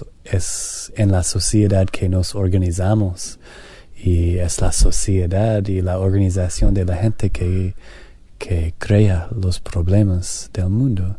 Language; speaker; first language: Spanish; non-native, learner; English